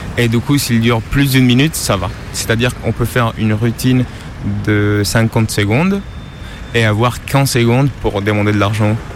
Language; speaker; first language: French; non-native, fluent; Spanish